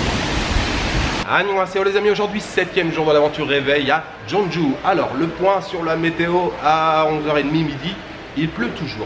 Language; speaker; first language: French; native; French